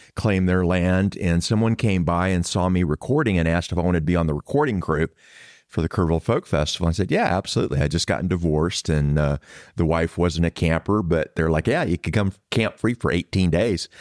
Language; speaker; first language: English; native; English